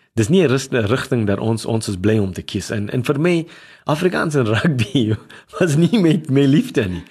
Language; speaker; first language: Afrikaans; non-native, local second language; English